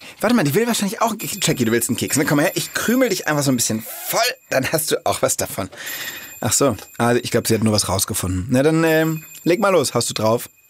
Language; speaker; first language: German; native; German